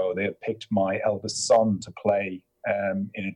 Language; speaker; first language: English; native; English